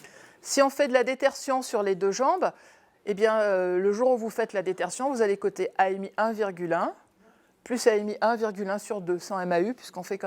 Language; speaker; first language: French; native; French